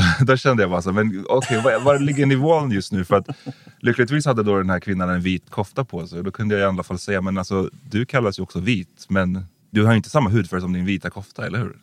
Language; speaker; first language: Swedish; early bilingual, other home language; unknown